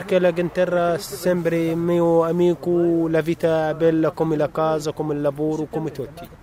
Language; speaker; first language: Italian; non-native, learner; Arabic